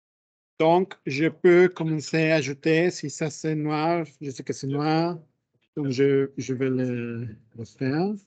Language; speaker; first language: French; non-native, fluent; Spanish